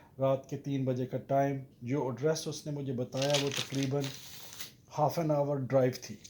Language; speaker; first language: Urdu; non-native, local second language; Punjabi